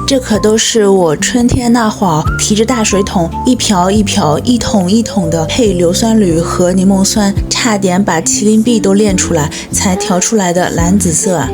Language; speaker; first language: Chinese; native; Chinese